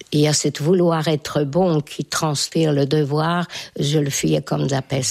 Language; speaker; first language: French; non-native, fluent; Hungarian